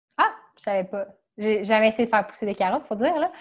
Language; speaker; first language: French; native; French